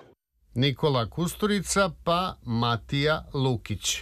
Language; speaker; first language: Serbian; native; Serbian